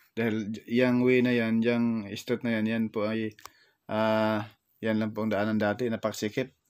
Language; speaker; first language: Filipino; native; Filipino